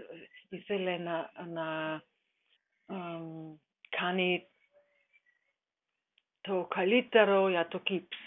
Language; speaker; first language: Greek; non-native, learner; German